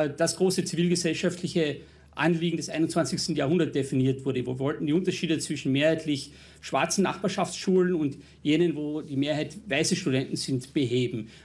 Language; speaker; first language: German; non-native, fluent; English